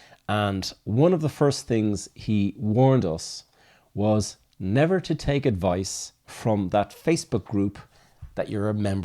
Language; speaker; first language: English; native; English